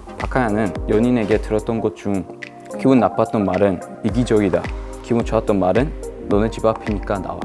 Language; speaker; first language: Korean; non-native, fluent; Persian